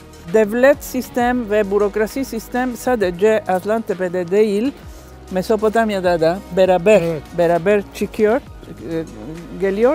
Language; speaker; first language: Turkish; non-native, learner; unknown